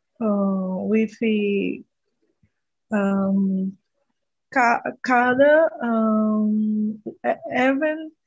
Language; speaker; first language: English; non-native, learner; Portuguese